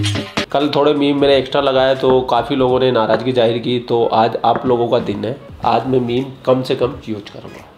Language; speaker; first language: Hindi; native; Hindi